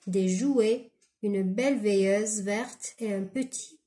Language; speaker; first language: French; non-native, local second language; Arabic